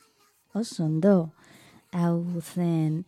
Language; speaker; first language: Basque; non-native, learner; Spanish